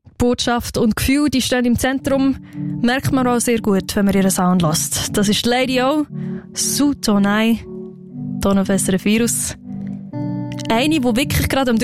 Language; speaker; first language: German; native; German